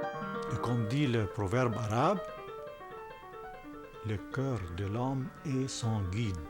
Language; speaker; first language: French; non-native, fluent; Arabic